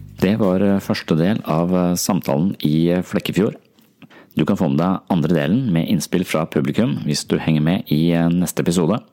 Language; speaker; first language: Norwegian; native; Norwegian